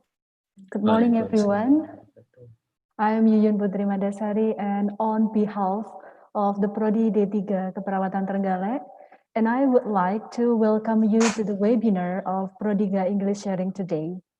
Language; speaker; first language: English; non-native, fluent; Indonesian